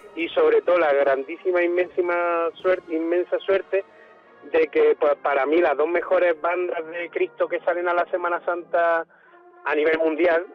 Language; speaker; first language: Spanish; native; Spanish